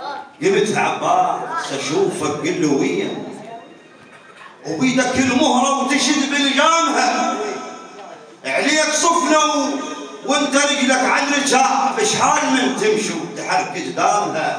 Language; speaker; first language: Arabic; native; Arabic